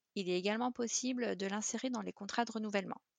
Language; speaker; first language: French; native; French